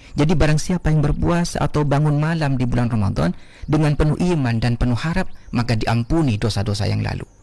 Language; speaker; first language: Indonesian; non-native, local second language; Madurese